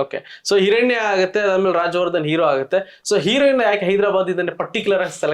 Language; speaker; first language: Kannada; native; Kannada